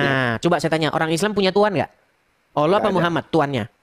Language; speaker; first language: Indonesian; native; Indonesian